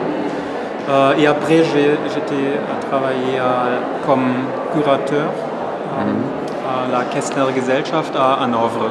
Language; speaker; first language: French; non-native, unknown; German